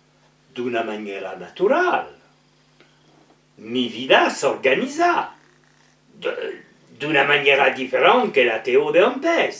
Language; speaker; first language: Spanish; non-native, learner; French